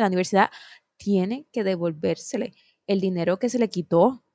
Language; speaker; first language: Spanish; native; Spanish